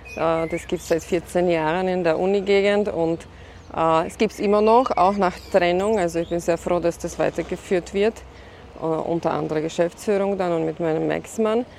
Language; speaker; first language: German; non-native, fluent; Slovak